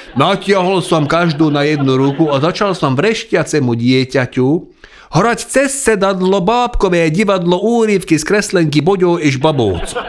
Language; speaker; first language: Slovak; non-native, local second language; Hungarian